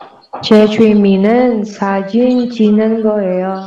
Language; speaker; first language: Korean; non-native, learner; Indonesian